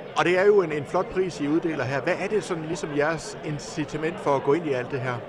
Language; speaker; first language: Danish; native; Danish